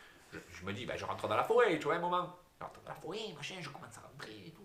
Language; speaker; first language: French; native; French